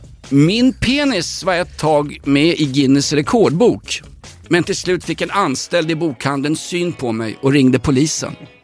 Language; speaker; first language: Swedish; native; Swedish